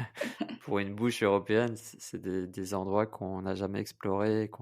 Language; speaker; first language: French; native; French